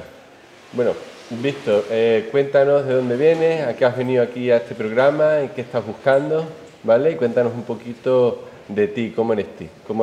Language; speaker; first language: Spanish; native; Spanish